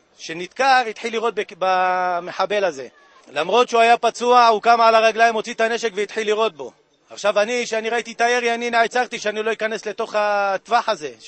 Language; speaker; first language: Hebrew; native; Hebrew